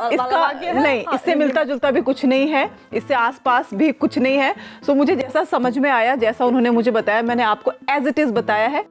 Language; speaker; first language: Hindi; native; Hindi